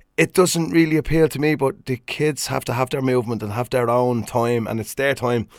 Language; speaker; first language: English; native; English